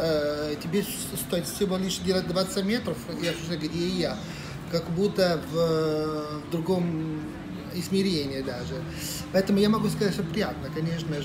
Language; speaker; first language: Russian; non-native, fluent; Italian